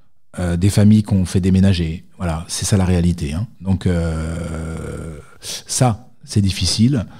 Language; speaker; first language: French; native; French